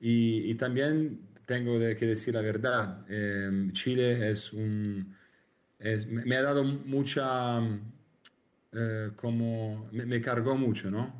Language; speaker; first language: Spanish; non-native, learner; Italian